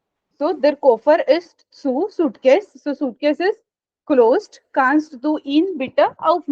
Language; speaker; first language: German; non-native, fluent; Hindi